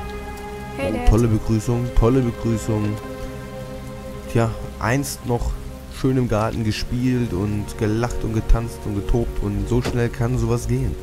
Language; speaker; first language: German; native; German